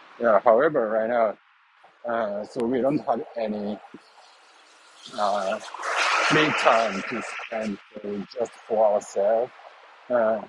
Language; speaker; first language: English; non-native, learner; Japanese